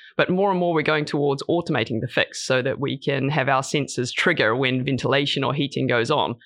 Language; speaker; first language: English; native; English